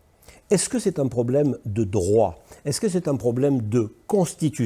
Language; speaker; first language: French; native; French